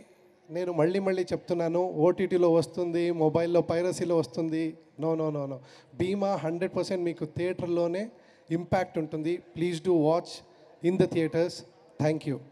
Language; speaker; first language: Telugu; non-native, learner; Kannada